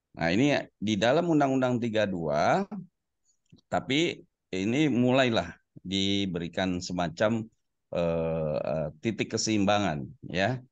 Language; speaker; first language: Indonesian; native; Indonesian